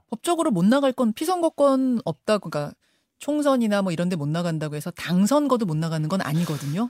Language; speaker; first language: Korean; native; Korean